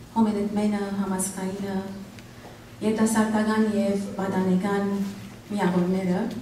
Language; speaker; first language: Armenian; early bilingual, heritage; Armenian